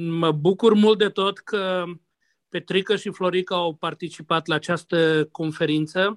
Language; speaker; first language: Romanian; non-native, local second language; Hungarian